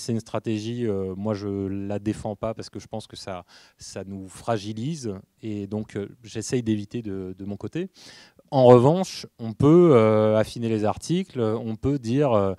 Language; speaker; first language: French; native; French